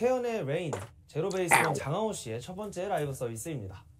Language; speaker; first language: Korean; native; Korean